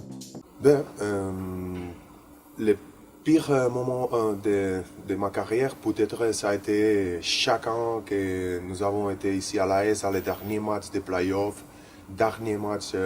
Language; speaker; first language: French; non-native, learner; Spanish